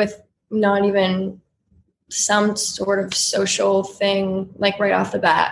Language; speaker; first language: English; native; English